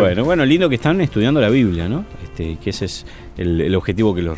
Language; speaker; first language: Spanish; native; Spanish